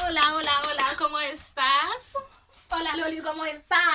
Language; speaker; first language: Spanish; non-native, learner; Haitian Creole